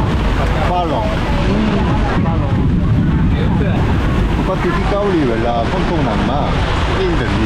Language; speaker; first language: Thai; non-native, learner; Korean